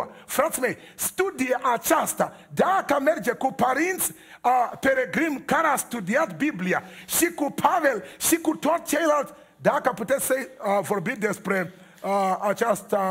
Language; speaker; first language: Romanian; non-native, learner; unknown